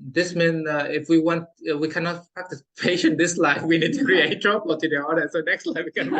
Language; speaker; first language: English; non-native, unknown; Vietnamese